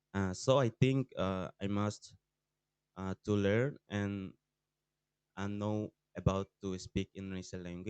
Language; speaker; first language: English; non-native, learner; Tetum